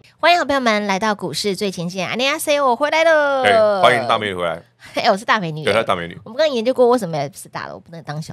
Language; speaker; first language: Chinese; native; Chinese